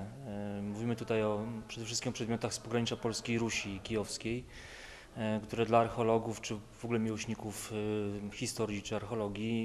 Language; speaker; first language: Polish; native; Polish